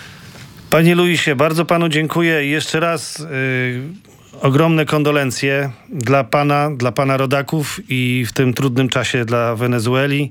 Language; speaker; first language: Polish; native; Polish